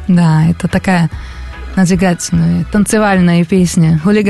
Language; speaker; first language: Russian; non-native, learner; Portuguese